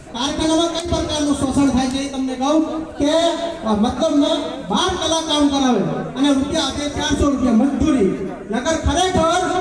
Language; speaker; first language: Gujarati; non-native, local second language; Bhili